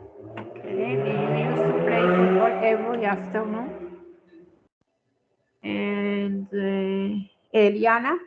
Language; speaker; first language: English; non-native, fluent; Spanish